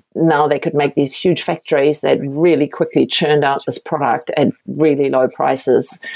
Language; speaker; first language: English; non-native, fluent; German